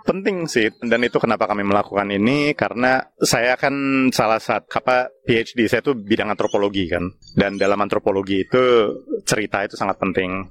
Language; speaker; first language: Indonesian; native; Indonesian